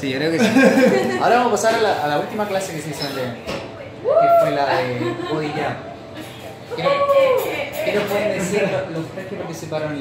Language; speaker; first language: Spanish; native; Spanish